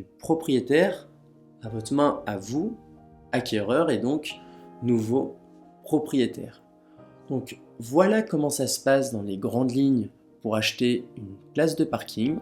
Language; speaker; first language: French; native; French